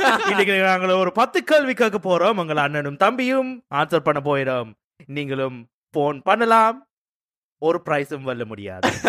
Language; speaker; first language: Tamil; early bilingual, heritage; Tamil